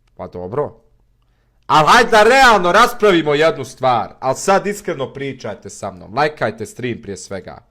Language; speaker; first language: Bosnian; native; Bosnian